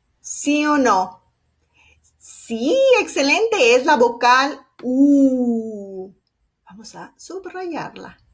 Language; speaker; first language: Spanish; early bilingual, heritage; Spanish